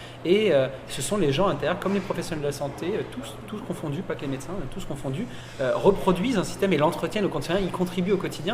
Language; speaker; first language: French; native; French